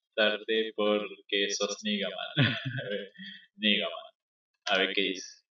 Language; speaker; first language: Spanish; native; Spanish